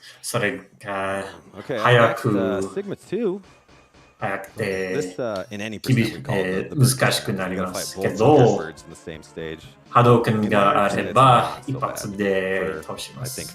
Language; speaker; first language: Japanese; non-native, learner; English